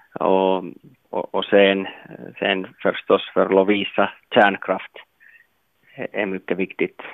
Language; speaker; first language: Swedish; non-native, local second language; Finnish